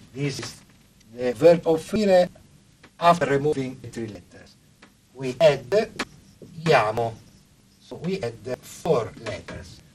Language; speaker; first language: English; non-native, fluent; Italian